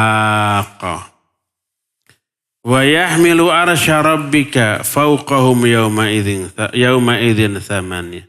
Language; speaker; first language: Arabic; non-native, fluent; Indonesian